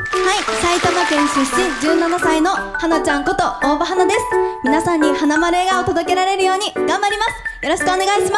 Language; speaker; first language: Japanese; native; Japanese